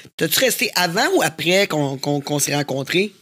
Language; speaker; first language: French; native; French